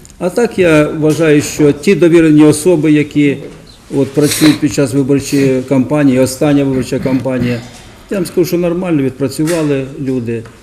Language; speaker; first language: Ukrainian; native; Ukrainian